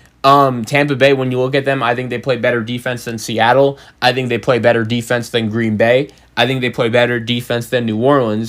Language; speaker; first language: English; native; English